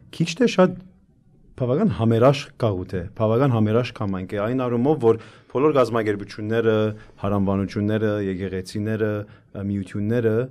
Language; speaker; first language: Armenian; early bilingual, heritage; Armenian